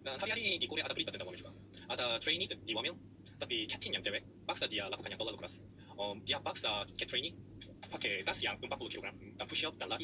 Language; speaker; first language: Indonesian; non-native, learner; Korean